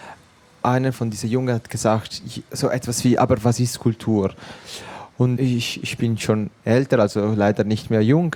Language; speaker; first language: German; non-native, fluent; Italian